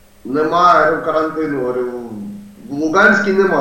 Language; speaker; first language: Ukrainian; non-native, local second language; Russian